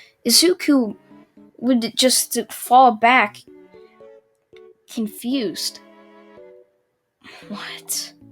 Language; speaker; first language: English; native; English